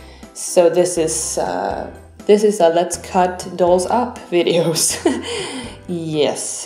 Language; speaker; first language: English; non-native, fluent; Swedish